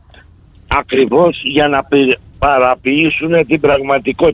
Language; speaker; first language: Greek; native; Greek